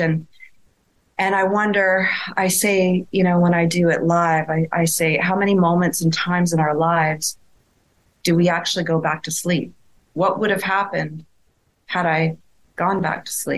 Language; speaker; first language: English; native; English